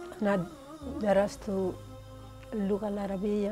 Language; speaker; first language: Arabic; non-native, learner; Spanish